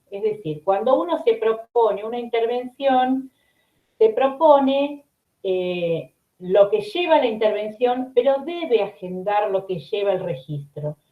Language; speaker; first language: Spanish; native; Spanish